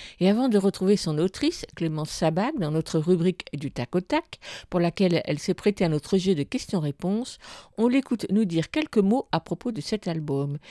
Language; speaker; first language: French; native; French